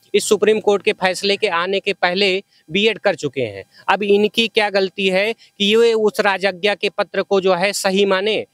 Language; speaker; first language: Hindi; native; Hindi